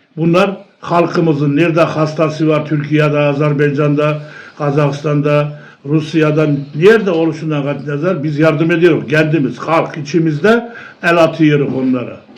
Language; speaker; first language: Turkish; early bilingual, heritage; Turkish